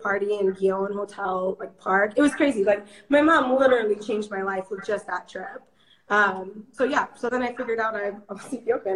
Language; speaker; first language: English; early bilingual, other home language; Amharic